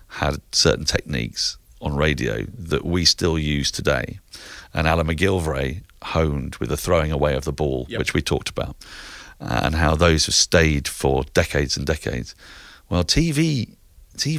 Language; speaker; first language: English; native; English